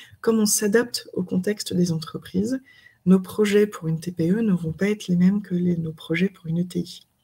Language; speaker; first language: French; native; French